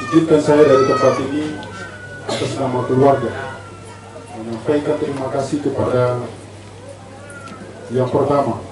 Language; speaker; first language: Indonesian; native; Indonesian